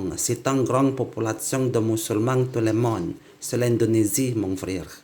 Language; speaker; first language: French; non-native, learner; Indonesian